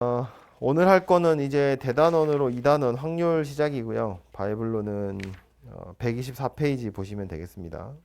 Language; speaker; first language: Korean; native; Korean